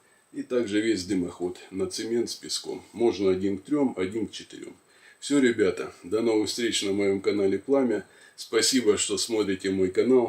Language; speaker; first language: Russian; native; Russian